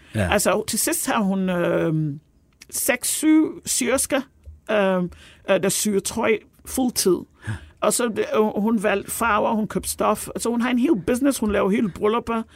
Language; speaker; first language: Danish; non-native, fluent; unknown